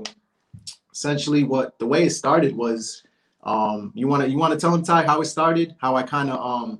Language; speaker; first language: English; native; English